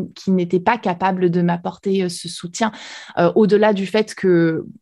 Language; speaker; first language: French; native; French